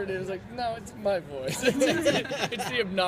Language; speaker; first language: English; native; English